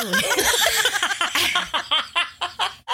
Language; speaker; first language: English; non-native, local second language; Filipino